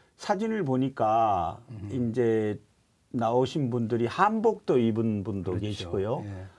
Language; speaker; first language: Korean; native; Korean